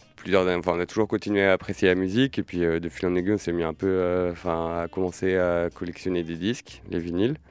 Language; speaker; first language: French; native; French